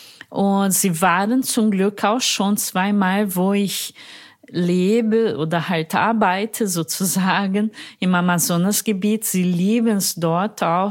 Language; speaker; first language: German; non-native, fluent; Portuguese